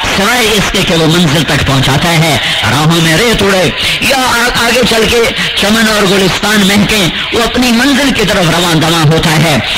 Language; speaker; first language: Urdu; non-native, local second language; Punjabi